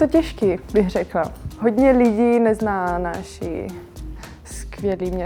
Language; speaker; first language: Czech; early bilingual, heritage; Czech